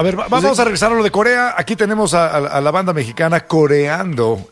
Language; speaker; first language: Spanish; native; Spanish